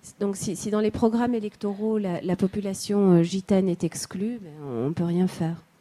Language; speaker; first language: French; native; French